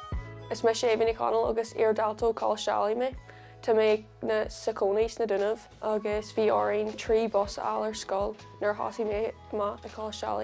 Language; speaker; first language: Irish; native; Irish